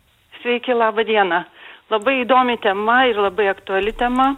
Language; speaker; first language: Lithuanian; native; Lithuanian